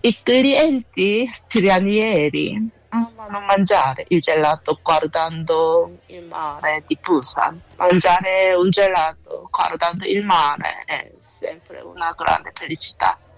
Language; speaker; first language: Italian; non-native, learner; Korean